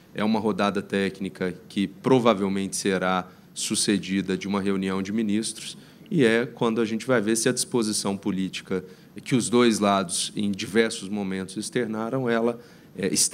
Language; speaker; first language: Portuguese; native; Portuguese